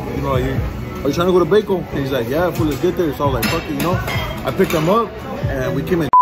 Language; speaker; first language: English; early bilingual, other home language; Spanish